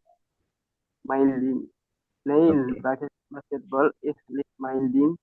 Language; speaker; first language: German; non-native, learner; Indonesian